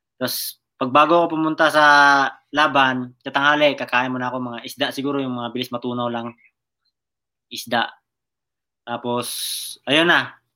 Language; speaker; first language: Filipino; non-native, local second language; Cebuano